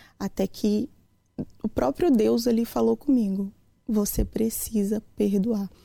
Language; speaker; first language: Portuguese; native; Portuguese